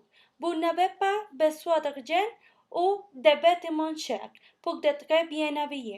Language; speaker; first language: French; non-native, learner; Spanish